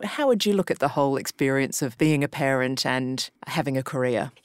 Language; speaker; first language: English; native; English